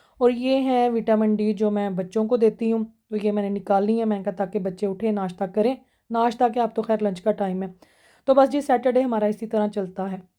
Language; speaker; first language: Urdu; non-native, local second language; Punjabi